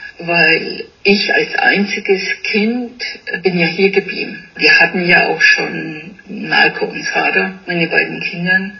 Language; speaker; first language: German; early bilingual, other home language; Italian